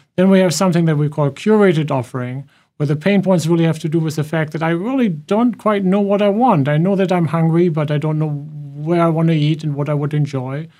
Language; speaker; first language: English; non-native, fluent; German